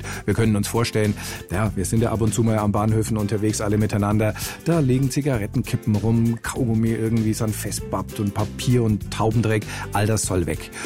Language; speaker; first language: German; native; German